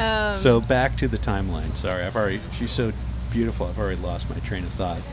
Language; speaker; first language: English; native; English